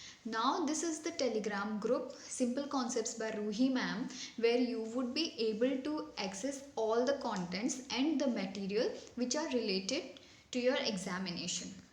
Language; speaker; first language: English; non-native, local second language; Hindi